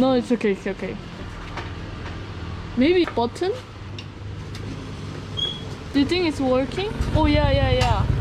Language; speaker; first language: English; non-native, learner; Korean